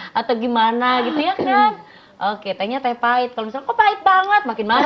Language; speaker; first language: Indonesian; native; Indonesian